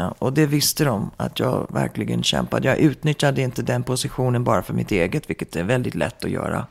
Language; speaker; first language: Swedish; early bilingual, heritage; Swedish